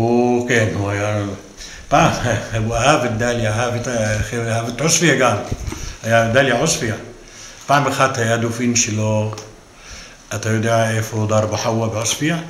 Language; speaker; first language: Hebrew; non-native, local second language; Arabic